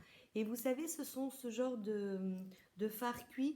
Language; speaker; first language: French; native; French